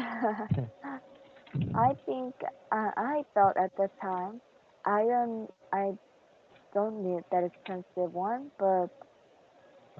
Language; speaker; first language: English; non-native, learner; Korean